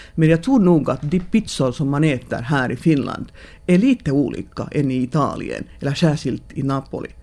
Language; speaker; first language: Swedish; non-native, local second language; Finnish